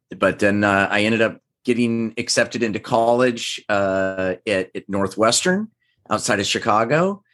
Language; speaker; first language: English; native; English